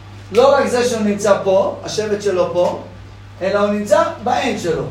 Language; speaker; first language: Hebrew; non-native, fluent; English